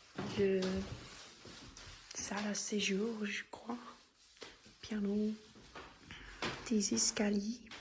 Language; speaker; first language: French; non-native, learner; English